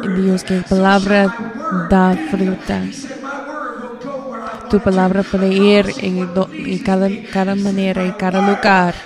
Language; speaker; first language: Spanish; non-native, learner; English